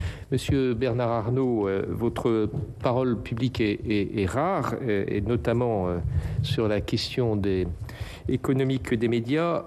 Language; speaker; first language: French; native; French